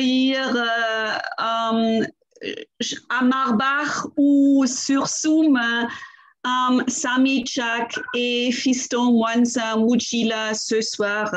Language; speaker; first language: French; non-native, fluent; German